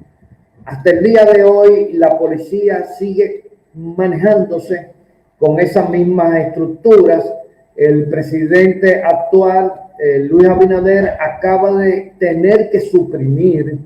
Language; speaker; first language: Spanish; native; Spanish